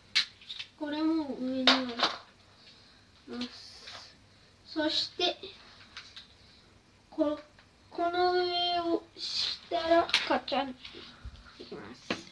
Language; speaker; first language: Japanese; early bilingual, other home language; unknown